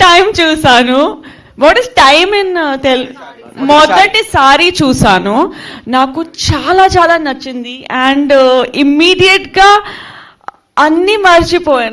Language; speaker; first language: Telugu; non-native, fluent; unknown